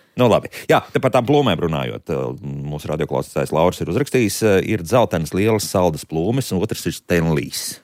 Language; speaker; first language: Latvian; native; Latvian